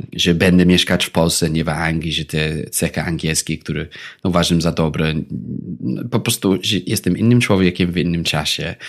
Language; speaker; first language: Polish; non-native, fluent; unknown